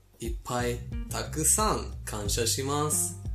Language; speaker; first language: Japanese; non-native, fluent; Persian